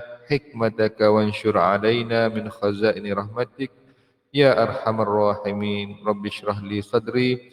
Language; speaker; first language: Arabic; non-native, fluent; Malay